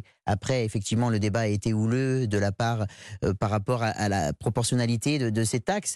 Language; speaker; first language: French; native; French